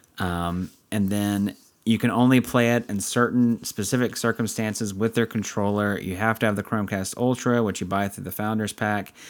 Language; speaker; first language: English; native; English